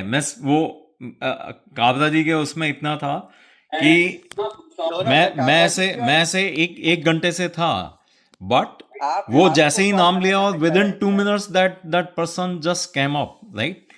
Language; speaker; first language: Hindi; native; Hindi